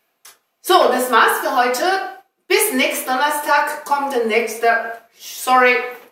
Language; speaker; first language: German; non-native, learner; Chinese